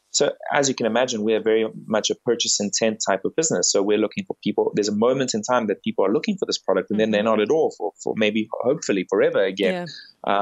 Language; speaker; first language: English; early bilingual, other home language; Bulgarian